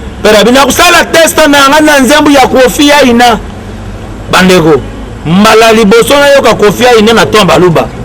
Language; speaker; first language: Lingala; native; Lingala